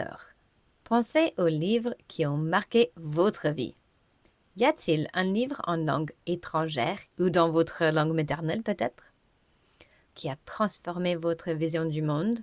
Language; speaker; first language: French; non-native, fluent; English